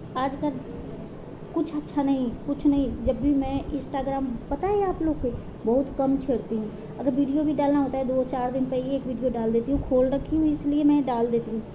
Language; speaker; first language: Hindi; native; Hindi